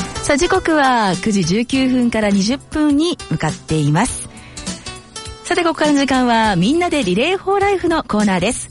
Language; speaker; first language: Japanese; native; Japanese